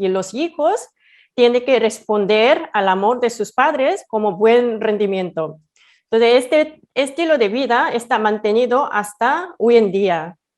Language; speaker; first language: Spanish; non-native, fluent; Korean